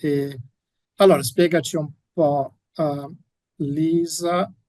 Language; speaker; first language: Italian; native; Italian